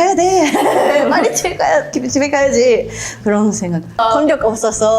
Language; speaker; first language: Korean; non-native, learner; Japanese